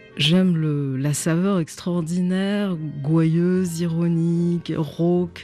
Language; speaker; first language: French; native; French